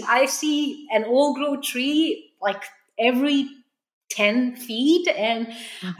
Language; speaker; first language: English; non-native, local second language; Hindi